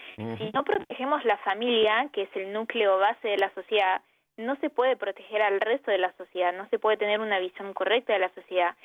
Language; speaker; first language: Spanish; early bilingual, heritage; Spanish